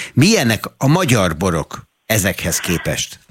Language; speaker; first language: Hungarian; native; Hungarian